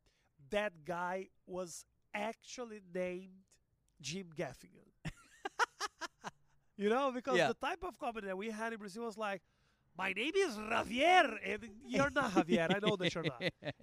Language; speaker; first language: English; non-native, fluent; Portuguese